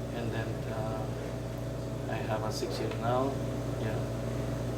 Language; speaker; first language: English; non-native, learner; Spanish